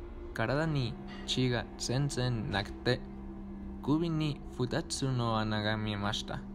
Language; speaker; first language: Japanese; non-native, learner; Spanish